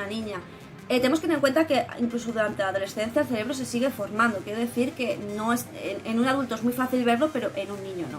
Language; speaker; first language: Spanish; native; Spanish